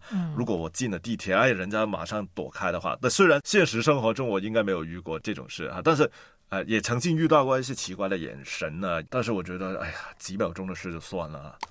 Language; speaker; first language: Chinese; non-native, local second language; Cantonese